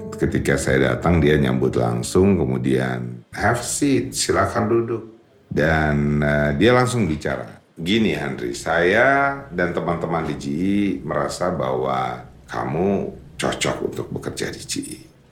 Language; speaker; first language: Indonesian; native; Indonesian